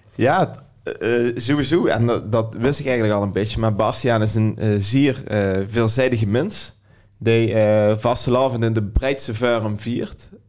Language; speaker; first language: Dutch; native; Dutch